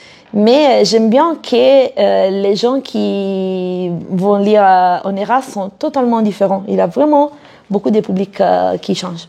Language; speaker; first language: French; non-native, fluent; Italian